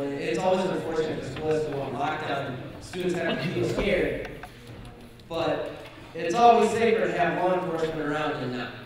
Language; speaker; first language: English; native; English